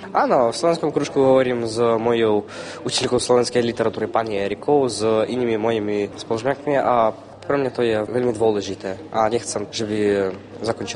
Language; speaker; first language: Slovak; non-native, learner; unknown